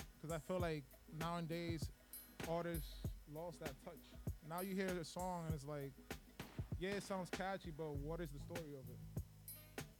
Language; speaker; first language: English; early bilingual, other home language; Spanish